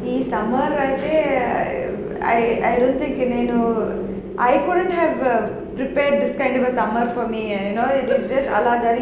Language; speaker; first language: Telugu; non-native, local second language; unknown